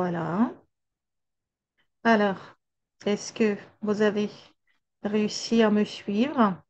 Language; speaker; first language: French; non-native, fluent; Russian